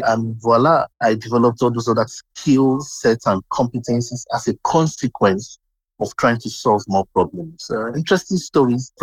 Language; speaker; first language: English; non-native, local second language; Yoruba